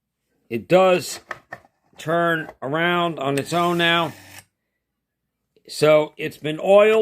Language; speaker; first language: English; native; English